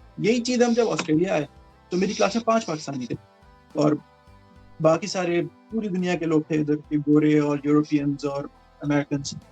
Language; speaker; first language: Urdu; native; Urdu